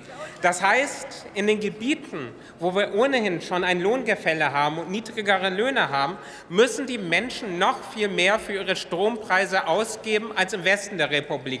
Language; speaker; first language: German; native; German